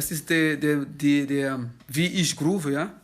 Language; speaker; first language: German; non-native, fluent; Kabuverdianu